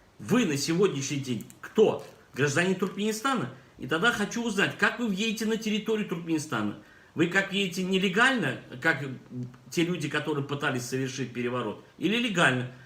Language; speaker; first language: Russian; non-native, local second language; Turkmen